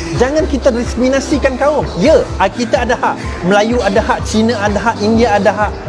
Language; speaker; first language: Malay; non-native, local second language; Chinese